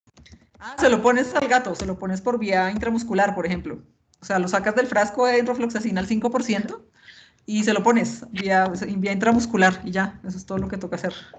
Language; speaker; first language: Spanish; native; Spanish